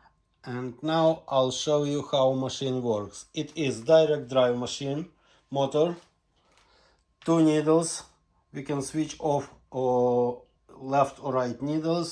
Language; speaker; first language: English; non-native, learner; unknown